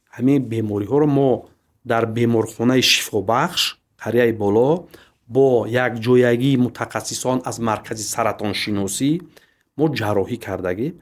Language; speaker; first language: Tajik; native; Tajik